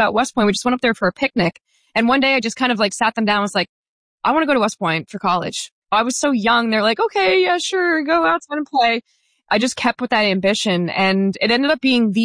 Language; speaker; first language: English; native; English